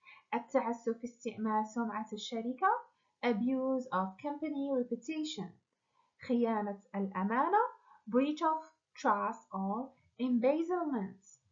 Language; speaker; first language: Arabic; native; Arabic